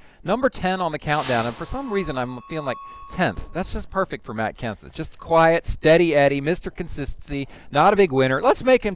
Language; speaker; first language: English; native; English